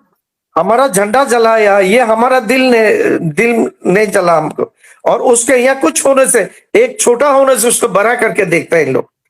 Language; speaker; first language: Hindi; non-native, learner; Bangla